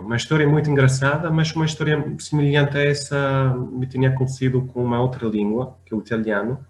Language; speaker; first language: Portuguese; non-native, fluent; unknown